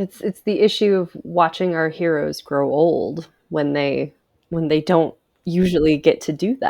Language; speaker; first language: English; native; English